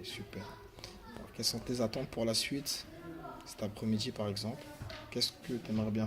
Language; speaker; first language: French; native; French